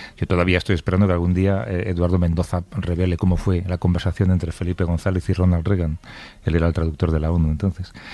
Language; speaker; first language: Spanish; native; Spanish